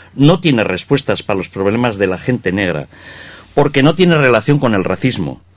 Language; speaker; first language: Spanish; non-native, local second language; Basque